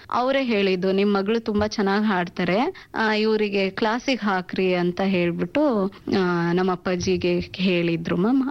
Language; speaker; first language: Kannada; non-native, local second language; Urdu